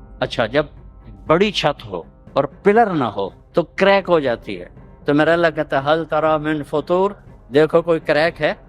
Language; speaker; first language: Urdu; non-native, local second language; Punjabi